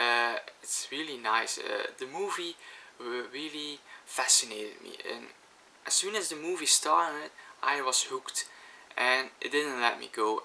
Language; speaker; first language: English; non-native, fluent; Dutch